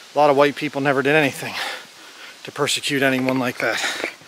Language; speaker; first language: English; native; English